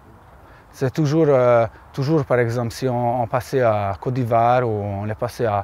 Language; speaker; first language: French; non-native, learner; Hungarian